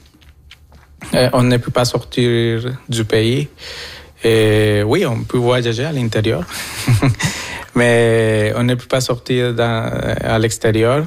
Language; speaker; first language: French; non-native, fluent; Spanish